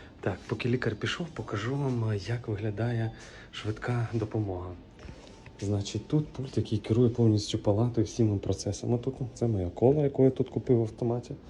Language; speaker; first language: Ukrainian; native; Ukrainian